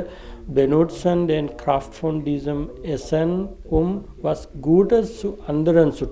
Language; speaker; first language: German; non-native, fluent; Sinhala